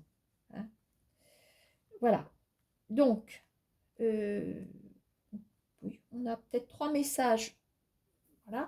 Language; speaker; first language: French; native; French